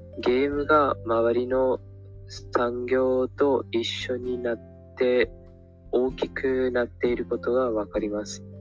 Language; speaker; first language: Japanese; non-native, learner; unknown